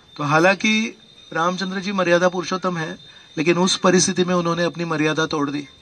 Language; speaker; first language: Hindi; non-native, local second language; Marathi